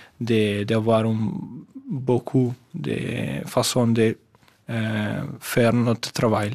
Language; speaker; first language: French; non-native, fluent; Italian